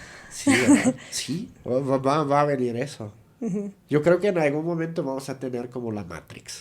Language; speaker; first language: Spanish; native; Spanish